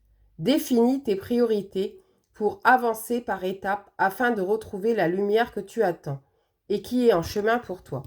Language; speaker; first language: French; native; French